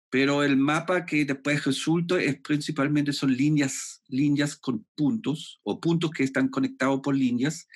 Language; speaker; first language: Spanish; non-native, fluent; German